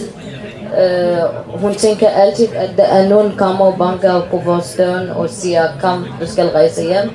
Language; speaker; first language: Danish; non-native, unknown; Arabic